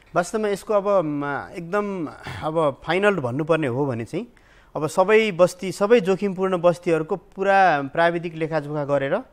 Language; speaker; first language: Nepali; native; Nepali